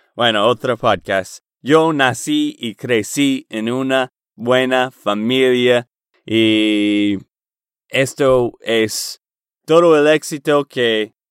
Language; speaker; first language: Spanish; non-native, learner; English